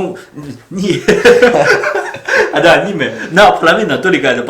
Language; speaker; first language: Russian; non-native, learner; Chinese